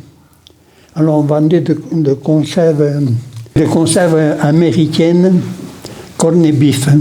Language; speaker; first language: French; non-native, local second language; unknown